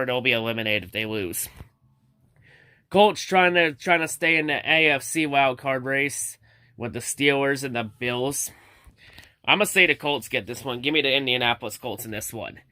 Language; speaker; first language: English; native; English